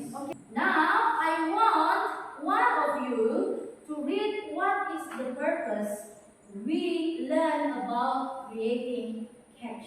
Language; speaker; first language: English; non-native, learner; Indonesian